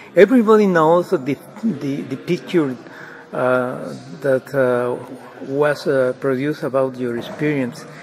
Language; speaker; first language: English; non-native, learner; Spanish